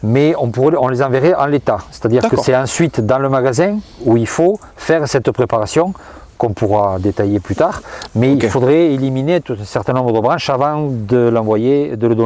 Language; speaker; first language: French; native; French